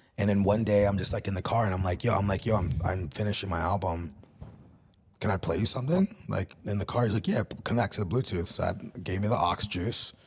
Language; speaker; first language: English; early bilingual, other home language; Spanish